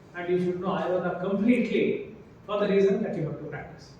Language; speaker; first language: English; non-native, local second language; Kannada